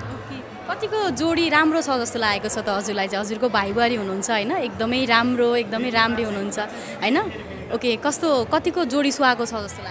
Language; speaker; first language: Nepali; native; Nepali